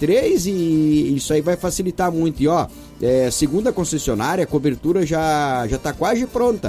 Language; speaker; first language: Portuguese; native; Portuguese